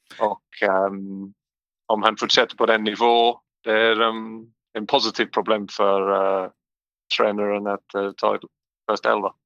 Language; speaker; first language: Swedish; non-native, learner; English